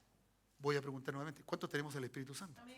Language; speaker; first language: Spanish; native; Spanish